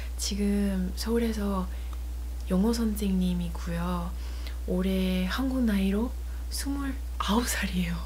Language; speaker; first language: Korean; non-native, learner; English